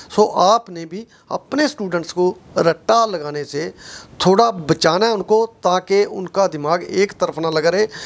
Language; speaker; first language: Hindi; non-native, local second language; Punjabi